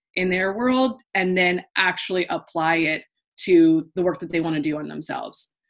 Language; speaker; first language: English; native; English